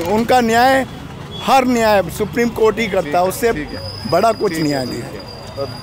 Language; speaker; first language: Hindi; native; Hindi